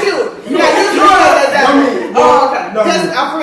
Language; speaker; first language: English; native; English